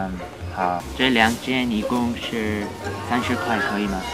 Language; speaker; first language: Chinese; non-native, learner; English